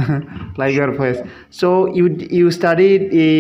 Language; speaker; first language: English; non-native, local second language; Assamese